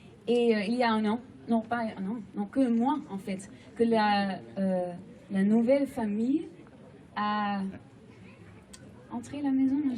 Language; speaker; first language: French; non-native, fluent; Dutch